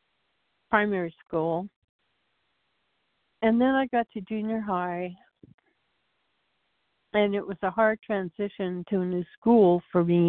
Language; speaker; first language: English; native; English